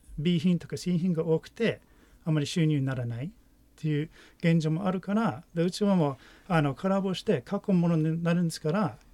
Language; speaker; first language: Japanese; non-native, fluent; English